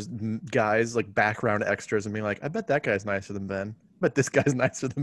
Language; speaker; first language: English; native; English